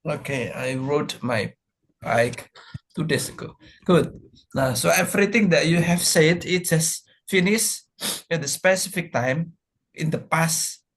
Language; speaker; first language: English; non-native, fluent; Indonesian